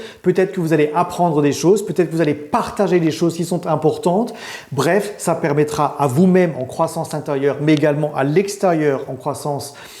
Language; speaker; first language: French; native; French